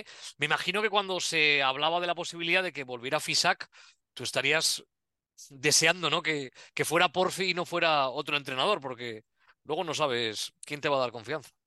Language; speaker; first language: Spanish; native; Spanish